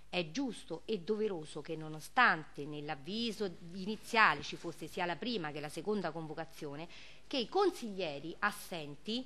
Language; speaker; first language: Italian; native; Italian